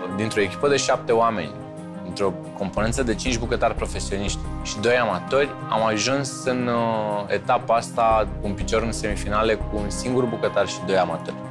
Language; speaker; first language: Romanian; native; Romanian